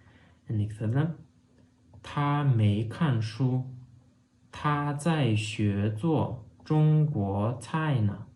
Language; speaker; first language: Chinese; non-native, fluent; Turkmen